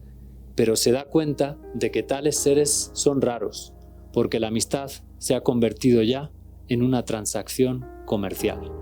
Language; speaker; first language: Spanish; native; Spanish